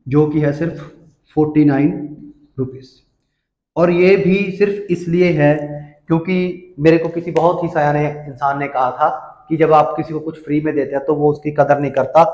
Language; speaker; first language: Hindi; native; Hindi